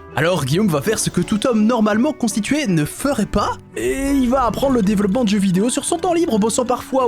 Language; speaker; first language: French; native; French